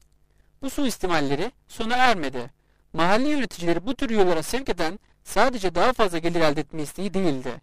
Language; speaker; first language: Turkish; native; Turkish